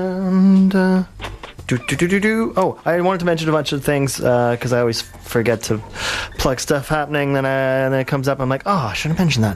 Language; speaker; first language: English; native; English